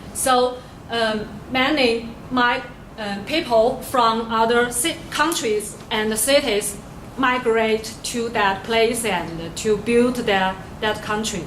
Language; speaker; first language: English; non-native, learner; Chinese